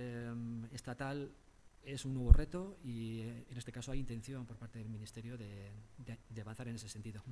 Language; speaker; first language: Spanish; native; Spanish